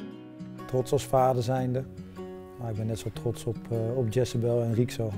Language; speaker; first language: Dutch; native; Dutch